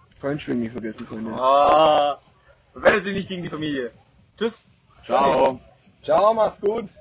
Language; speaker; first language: German; native; German